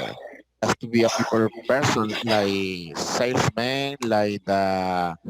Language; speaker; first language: English; non-native, learner; Spanish